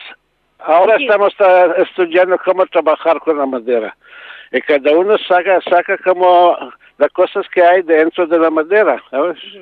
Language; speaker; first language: Spanish; non-native, learner; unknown